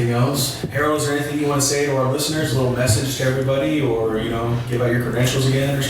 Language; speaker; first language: English; native; English